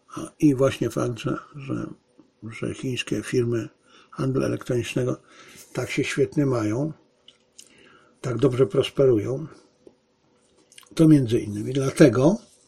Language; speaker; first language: Polish; native; Polish